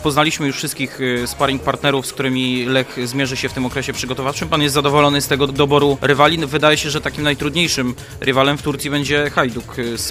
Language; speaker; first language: Polish; native; Polish